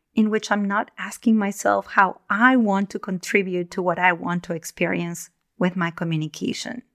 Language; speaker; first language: English; non-native, fluent; Spanish